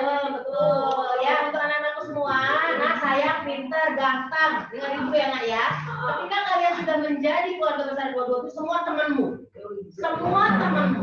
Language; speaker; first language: Indonesian; native; Indonesian